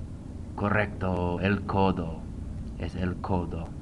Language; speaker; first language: Spanish; non-native, fluent; English